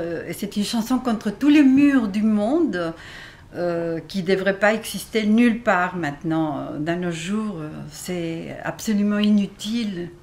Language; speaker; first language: French; non-native, fluent; Spanish